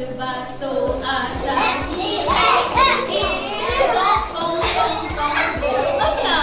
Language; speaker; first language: French; non-native, local second language; Arabic